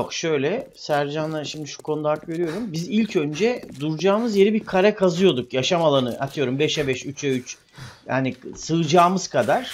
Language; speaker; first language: Turkish; native; Turkish